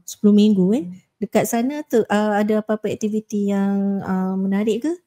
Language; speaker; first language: Malay; native; Malay